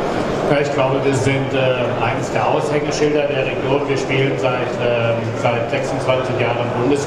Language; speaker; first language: German; native; German